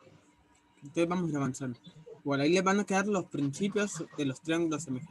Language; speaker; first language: Spanish; native; Spanish